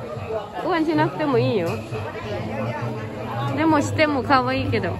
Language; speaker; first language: Japanese; non-native, fluent; Thai